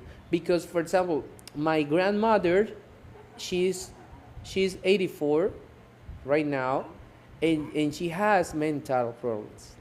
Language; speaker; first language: English; non-native, local second language; Spanish